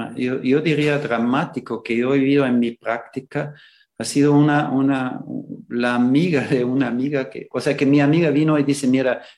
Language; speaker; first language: Spanish; non-native, fluent; German